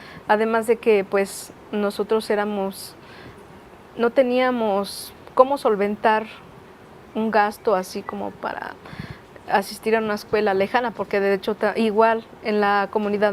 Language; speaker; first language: Spanish; non-native, local second language; Nahuatl languages